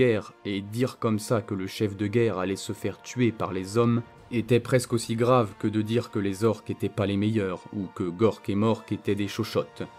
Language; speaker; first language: French; native; French